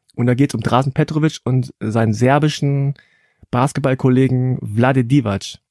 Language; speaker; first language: German; native; German